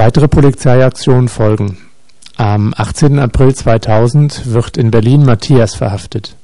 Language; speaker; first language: German; native; German